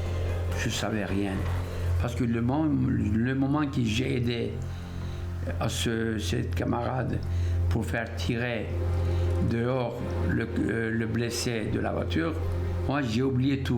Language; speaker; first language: French; non-native, fluent; Turkish